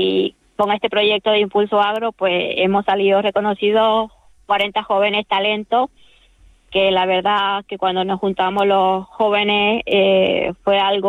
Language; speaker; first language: Spanish; native; Spanish